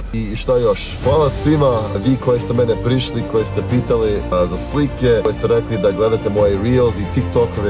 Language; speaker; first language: Serbian; early bilingual, heritage; Serbian